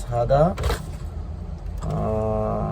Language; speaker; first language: Arabic; non-native, learner; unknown